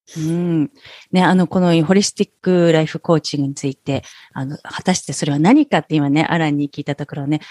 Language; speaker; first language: Japanese; native; Japanese